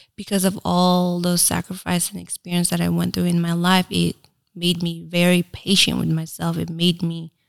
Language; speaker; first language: English; early bilingual, other home language; Filipino